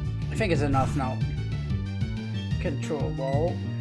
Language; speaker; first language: English; non-native, fluent; Portuguese